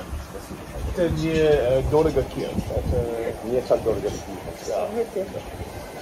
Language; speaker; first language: Russian; non-native, learner; English